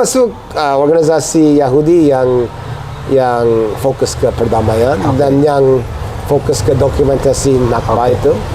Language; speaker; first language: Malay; non-native, fluent; English